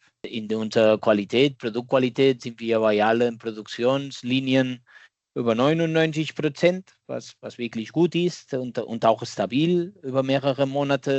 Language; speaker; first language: German; non-native, fluent; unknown